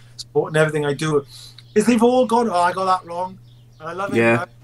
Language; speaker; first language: English; native; English